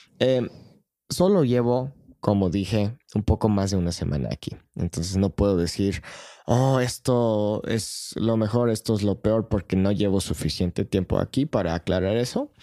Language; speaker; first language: Spanish; non-native, fluent; English